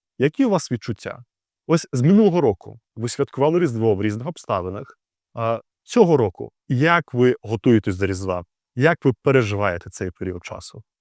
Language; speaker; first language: Ukrainian; native; Ukrainian